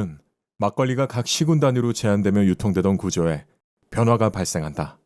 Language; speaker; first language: Korean; native; Korean